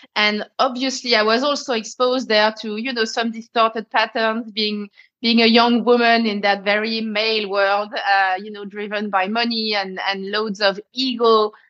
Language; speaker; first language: English; non-native, fluent; French